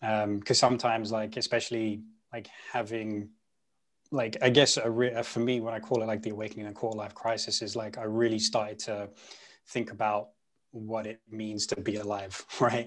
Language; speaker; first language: English; non-native, local second language; Punjabi